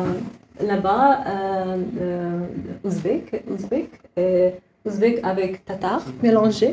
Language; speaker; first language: French; non-native, learner; Uzbek